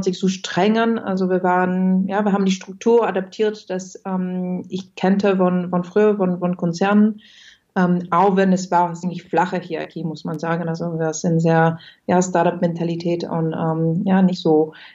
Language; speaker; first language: German; non-native, fluent; French